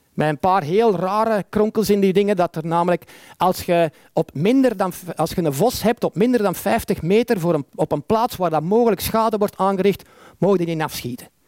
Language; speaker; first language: Dutch; native; Dutch